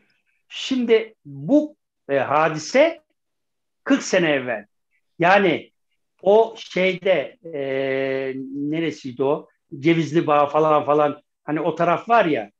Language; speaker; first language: Turkish; native; Turkish